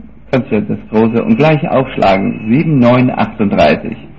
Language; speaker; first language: German; native; German